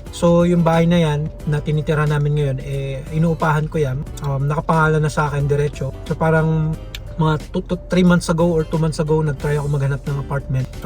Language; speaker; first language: Filipino; native; Filipino